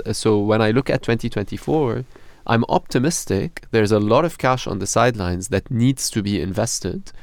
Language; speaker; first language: English; non-native, fluent; Arabic